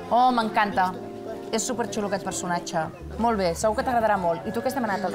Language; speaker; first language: Catalan; native; Catalan